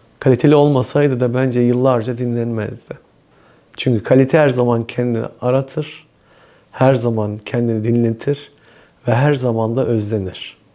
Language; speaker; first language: Turkish; early bilingual, heritage; Turkish